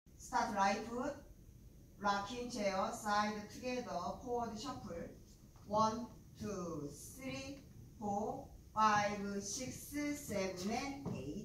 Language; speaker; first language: English; non-native, fluent; Korean